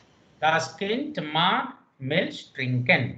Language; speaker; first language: German; non-native, learner; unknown